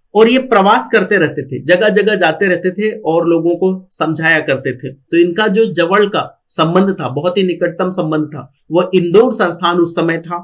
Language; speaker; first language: Hindi; non-native, local second language; Marathi